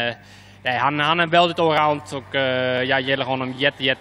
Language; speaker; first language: Swedish; non-native, fluent; Dutch